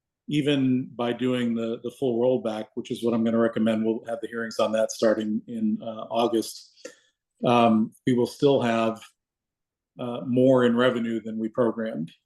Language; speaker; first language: English; native; English